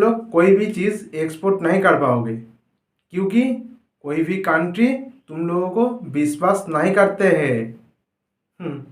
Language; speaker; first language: Hindi; non-native, local second language; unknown